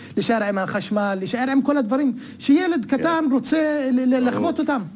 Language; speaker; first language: Hebrew; non-native, local second language; Arabic